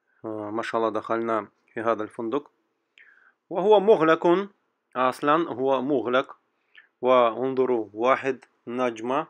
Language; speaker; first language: Arabic; non-native, fluent; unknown